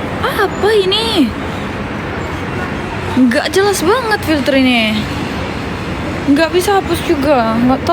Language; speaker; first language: Indonesian; non-native, learner; Turkish